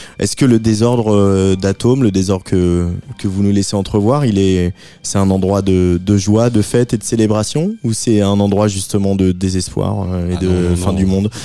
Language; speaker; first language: French; native; French